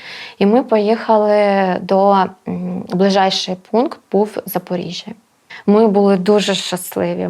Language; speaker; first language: Ukrainian; non-native, local second language; Russian